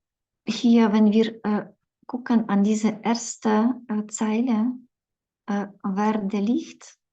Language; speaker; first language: German; non-native, fluent; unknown